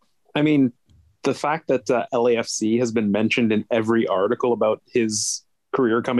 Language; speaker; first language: English; native; English